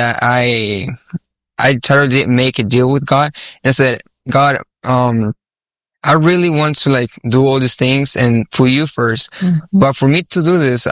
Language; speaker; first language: English; non-native, fluent; Spanish